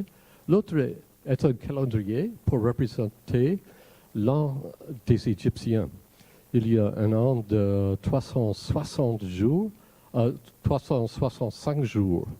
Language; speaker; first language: French; non-native, fluent; English